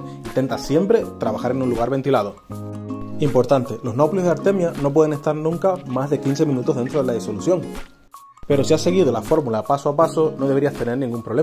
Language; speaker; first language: Spanish; native; Spanish